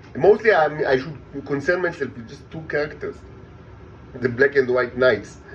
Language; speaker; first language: English; non-native, fluent; Hebrew